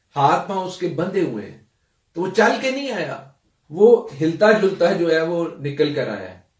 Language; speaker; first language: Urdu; non-native, local second language; Punjabi